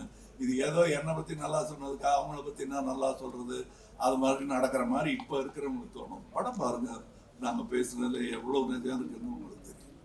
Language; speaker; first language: Tamil; native; Tamil